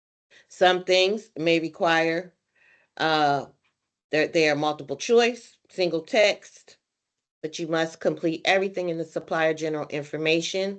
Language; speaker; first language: English; native; English